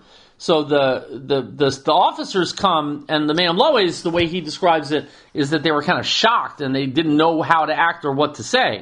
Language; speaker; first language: English; native; English